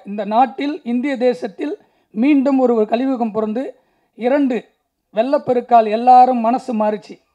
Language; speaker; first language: Tamil; native; Tamil